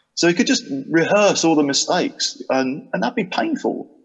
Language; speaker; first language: English; native; English